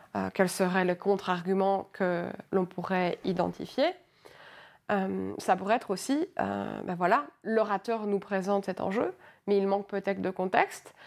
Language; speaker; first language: French; native; French